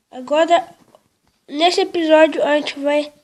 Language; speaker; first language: Portuguese; native; Portuguese